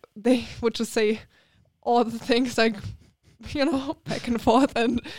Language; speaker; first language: English; non-native, fluent; German